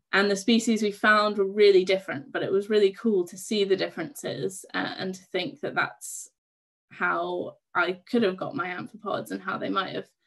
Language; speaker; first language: English; native; English